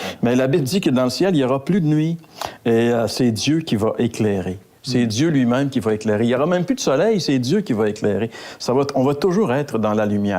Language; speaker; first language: French; native; French